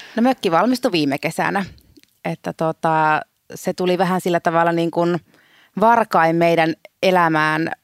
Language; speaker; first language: Finnish; native; Finnish